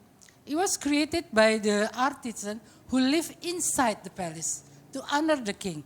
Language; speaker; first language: English; non-native, fluent; Indonesian